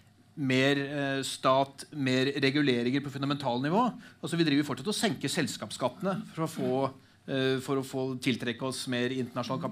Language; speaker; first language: Norwegian; native; Norwegian